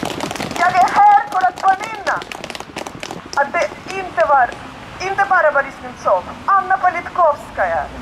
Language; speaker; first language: Swedish; non-native, learner; Russian